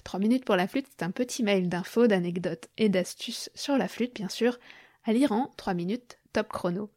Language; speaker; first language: French; native; French